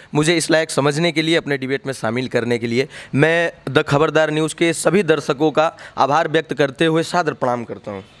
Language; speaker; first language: Hindi; native; Hindi